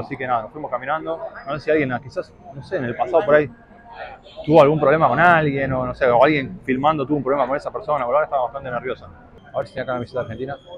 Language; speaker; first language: Spanish; native; Spanish